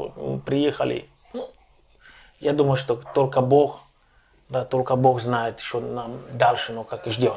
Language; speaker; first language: Russian; non-native, local second language; Ukrainian